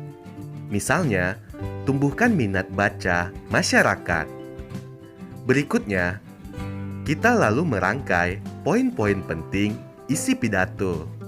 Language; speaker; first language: Indonesian; native; Indonesian